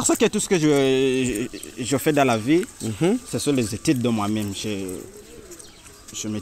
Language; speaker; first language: French; non-native, learner; Rundi